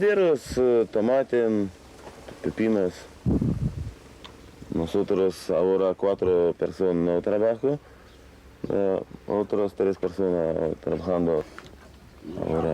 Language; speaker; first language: Spanish; non-native, learner; Lithuanian